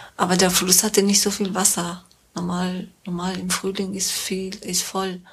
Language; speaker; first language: German; non-native, fluent; Persian